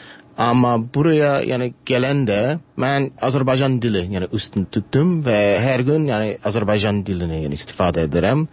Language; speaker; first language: Turkish; non-native, fluent; English